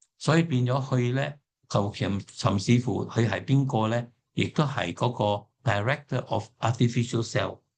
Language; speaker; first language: Cantonese; early bilingual, heritage; Cantonese